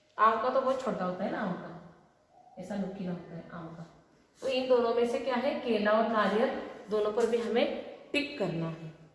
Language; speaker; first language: Hindi; non-native, local second language; Marathi